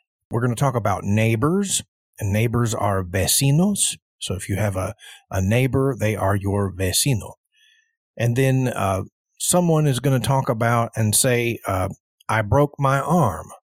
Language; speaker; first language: English; early bilingual, other home language; Spanish